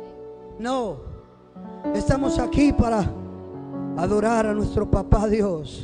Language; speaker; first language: Spanish; native; Spanish